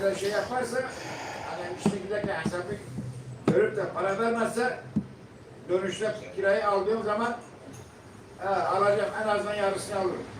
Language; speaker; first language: Turkish; native; Turkish